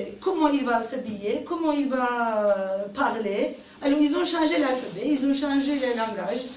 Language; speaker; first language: French; non-native, fluent; Turkish